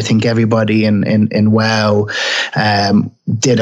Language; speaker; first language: English; native; English